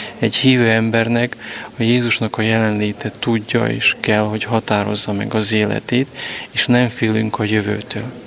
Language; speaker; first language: Hungarian; non-native, local second language; Ukrainian